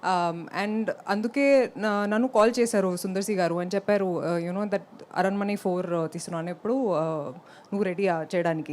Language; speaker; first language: Telugu; non-native, fluent; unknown